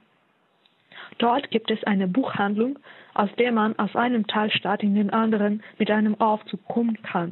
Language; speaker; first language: German; non-native, fluent; Russian